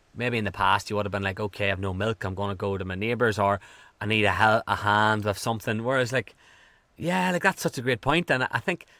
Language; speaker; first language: English; native; English